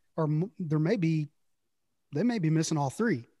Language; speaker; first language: English; native; English